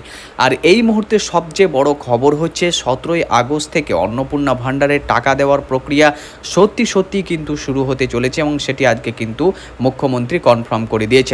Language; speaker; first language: Bangla; native; Bangla